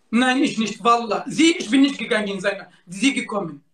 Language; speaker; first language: German; non-native, learner; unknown